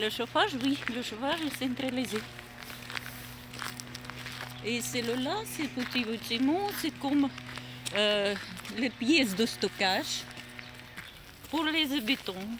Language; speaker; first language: French; non-native, learner; Russian